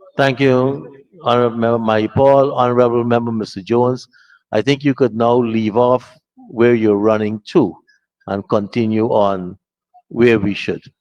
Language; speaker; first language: English; native; English